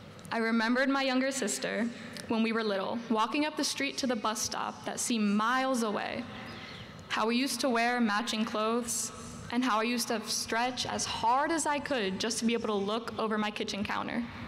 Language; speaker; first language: English; early bilingual, other home language; Spanish